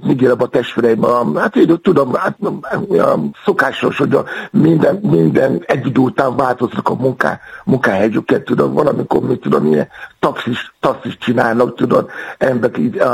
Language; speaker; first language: Hungarian; non-native, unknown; Yoruba